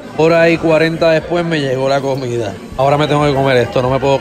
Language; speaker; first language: Spanish; native; Spanish